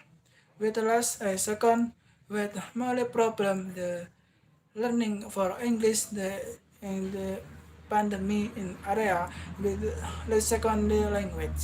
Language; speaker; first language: English; non-native, learner; Indonesian